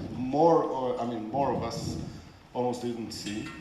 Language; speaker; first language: English; non-native, fluent; Hebrew